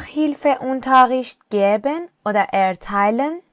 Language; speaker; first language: German; non-native, fluent; Persian